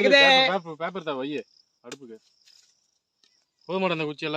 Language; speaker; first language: Tamil; native; Tamil